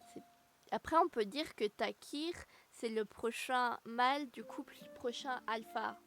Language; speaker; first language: French; native; French